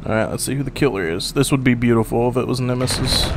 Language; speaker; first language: English; native; English